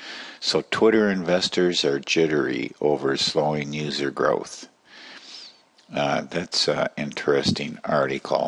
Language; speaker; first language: English; native; English